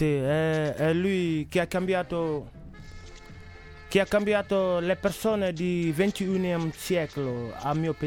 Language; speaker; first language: Italian; non-native, learner; Wolof